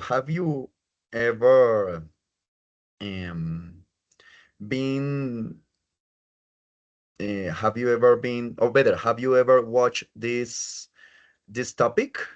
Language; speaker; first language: English; non-native, fluent; Spanish